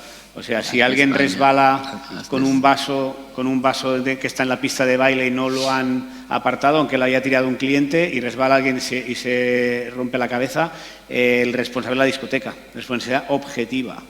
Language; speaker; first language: Spanish; native; Spanish